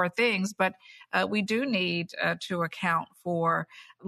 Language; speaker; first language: English; native; English